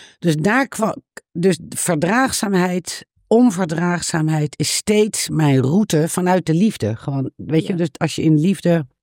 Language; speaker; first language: Dutch; native; Dutch